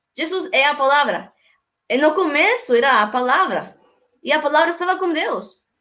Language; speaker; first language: Portuguese; non-native, learner; Spanish